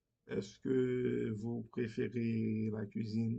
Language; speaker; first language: French; non-native, learner; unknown